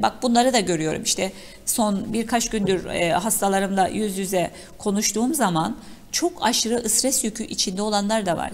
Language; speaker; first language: Turkish; native; Turkish